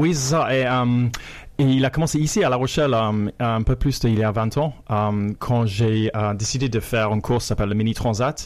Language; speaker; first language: French; non-native, fluent; English